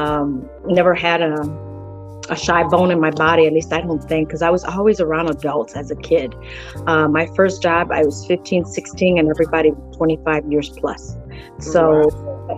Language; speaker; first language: English; early bilingual, other home language; Spanish